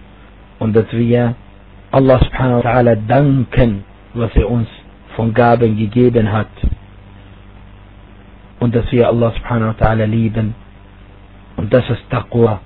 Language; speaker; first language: German; non-native, fluent; Arabic